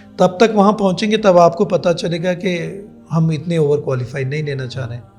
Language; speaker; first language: Urdu; native; Urdu